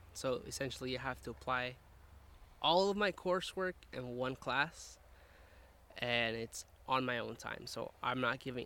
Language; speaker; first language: English; early bilingual, other home language; Spanish